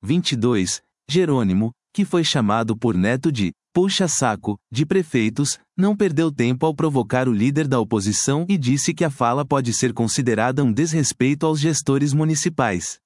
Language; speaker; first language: Portuguese; native; Portuguese